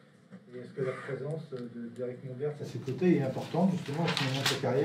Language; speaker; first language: French; native; French